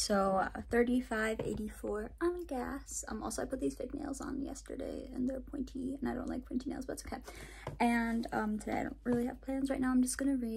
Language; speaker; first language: English; native; English